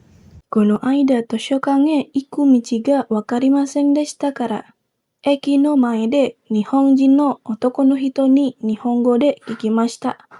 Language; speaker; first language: Japanese; non-native, fluent; Indonesian